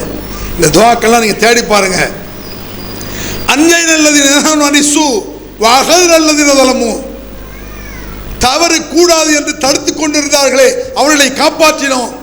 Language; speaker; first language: Tamil; native; Tamil